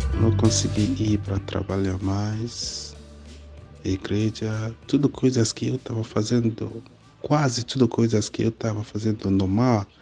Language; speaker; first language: Portuguese; non-native, learner; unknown